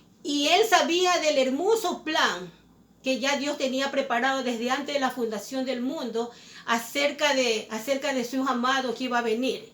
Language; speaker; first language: Spanish; native; Spanish